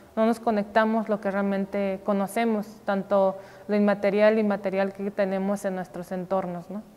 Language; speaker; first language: Spanish; non-native, local second language; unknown